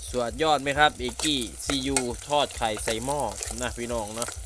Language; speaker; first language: Thai; native; Thai